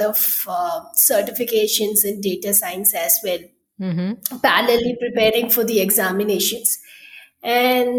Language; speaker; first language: English; non-native, local second language; Tamil